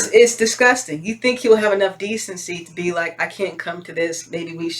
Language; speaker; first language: English; native; English